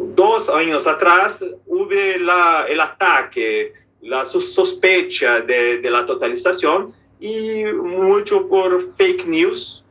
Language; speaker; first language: Spanish; non-native, fluent; Portuguese